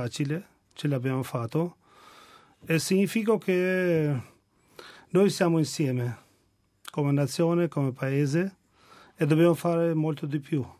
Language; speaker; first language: Italian; non-native, fluent; Albanian